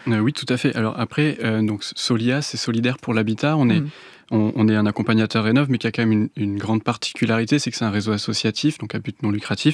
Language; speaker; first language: French; native; French